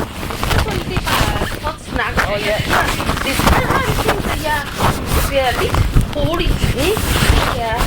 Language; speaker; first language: Danish; non-native, learner; Chinese